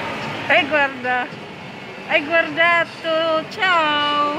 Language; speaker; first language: Italian; non-native, learner; Filipino